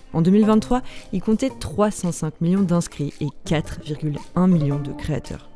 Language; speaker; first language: French; native; French